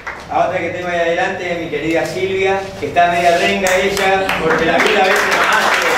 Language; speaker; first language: Spanish; native; Spanish